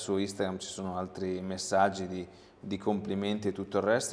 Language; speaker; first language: Italian; native; Italian